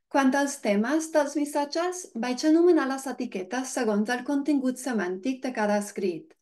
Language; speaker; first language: Catalan; non-native, fluent; English